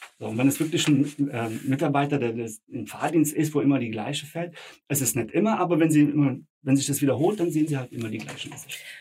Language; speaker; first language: German; early bilingual, other home language; Bosnian